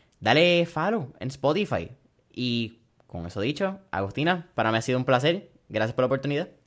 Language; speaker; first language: Spanish; early bilingual, heritage; Spanish